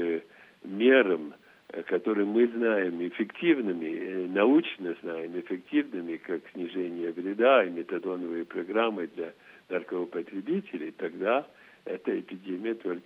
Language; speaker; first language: Russian; non-native, fluent; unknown